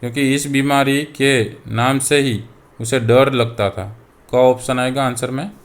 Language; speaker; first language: Hindi; non-native, local second language; Gujarati